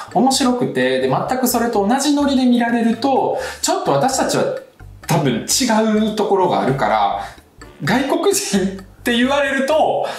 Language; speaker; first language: Japanese; early bilingual, other home language; Russian